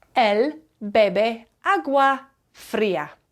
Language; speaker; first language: Spanish; non-native, fluent; English